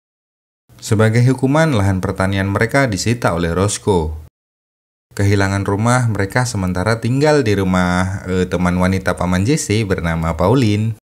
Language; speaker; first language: Indonesian; native; Indonesian